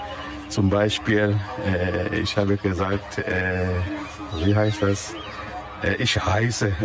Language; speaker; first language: German; non-native, learner; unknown